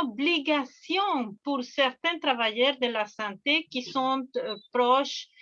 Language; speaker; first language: French; non-native, fluent; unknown